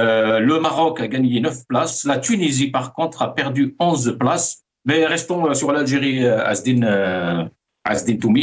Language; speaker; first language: French; non-native, local second language; Arabic